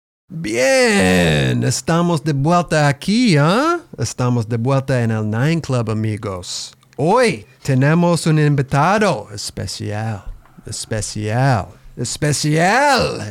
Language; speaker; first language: Spanish; non-native, learner; English